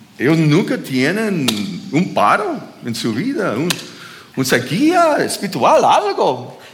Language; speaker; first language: Spanish; non-native, fluent; English